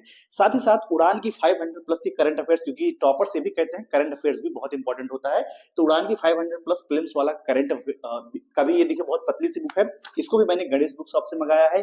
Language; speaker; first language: Hindi; native; Hindi